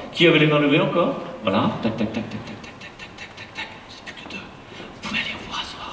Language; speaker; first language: French; native; French